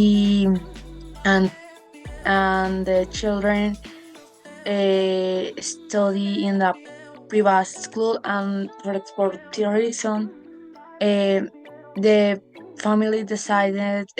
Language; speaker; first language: English; non-native, learner; Spanish